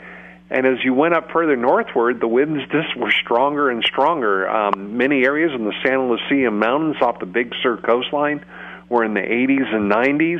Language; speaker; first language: English; native; English